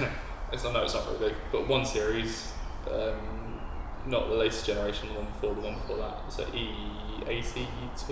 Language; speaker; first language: English; native; English